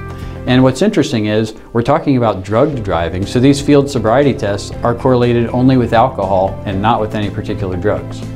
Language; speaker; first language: English; native; English